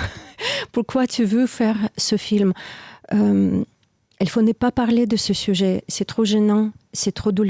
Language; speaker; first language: French; non-native, fluent; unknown